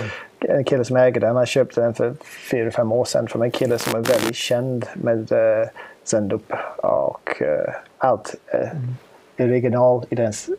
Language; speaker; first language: Swedish; non-native, fluent; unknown